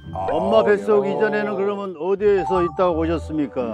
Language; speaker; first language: Korean; native; Korean